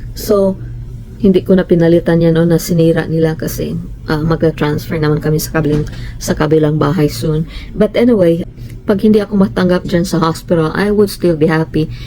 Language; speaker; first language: Filipino; non-native, local second language; Cebuano